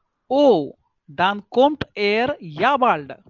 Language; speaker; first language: German; non-native, fluent; Marathi